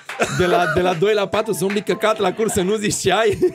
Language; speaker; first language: Romanian; native; Romanian